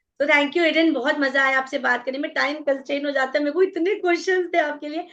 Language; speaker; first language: Hindi; native; Hindi